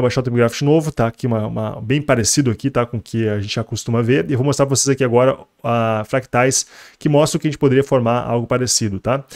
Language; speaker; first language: Portuguese; native; Portuguese